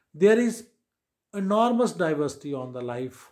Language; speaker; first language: English; non-native, local second language; Punjabi